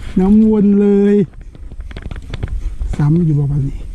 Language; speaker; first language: Thai; non-native, local second language; Northeastern Thai